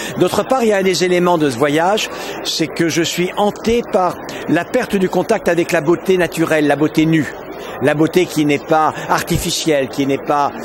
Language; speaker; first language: French; native; French